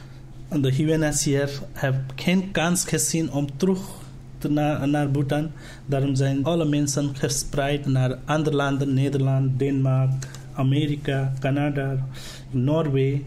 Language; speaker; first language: Dutch; non-native, learner; Nepali